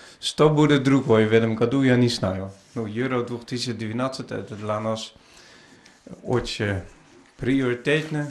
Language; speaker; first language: Russian; non-native, fluent; Dutch